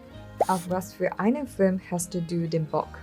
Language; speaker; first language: German; non-native, learner; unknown